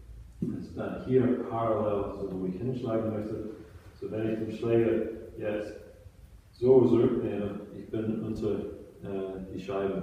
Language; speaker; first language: German; non-native, fluent; English